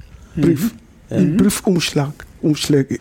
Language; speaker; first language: German; non-native, fluent; Lingala